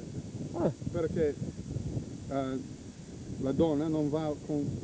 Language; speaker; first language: Italian; non-native, learner; English